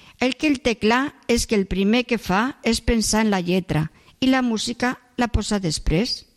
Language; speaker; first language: Catalan; non-native, local second language; Spanish